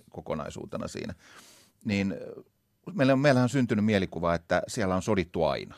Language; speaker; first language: Finnish; native; Finnish